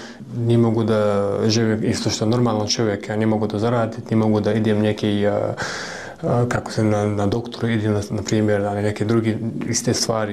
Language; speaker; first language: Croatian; non-native, learner; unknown